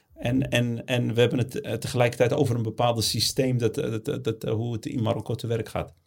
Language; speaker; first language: Dutch; early bilingual, other home language; Arabic